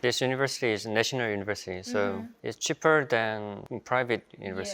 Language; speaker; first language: English; non-native, learner; Korean